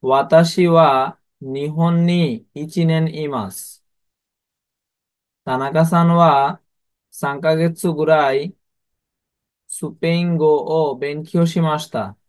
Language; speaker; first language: Japanese; non-native, fluent; Bangla